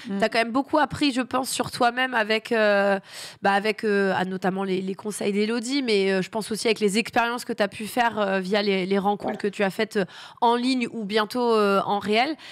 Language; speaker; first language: French; native; French